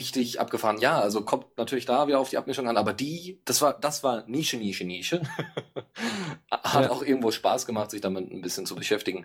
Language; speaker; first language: German; native; German